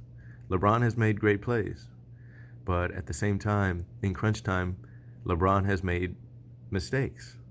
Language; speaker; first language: English; native; English